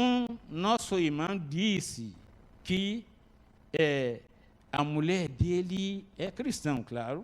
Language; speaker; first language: Portuguese; non-native, learner; Arabic